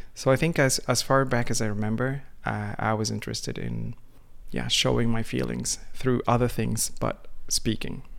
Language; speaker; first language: English; non-native, fluent; Arabic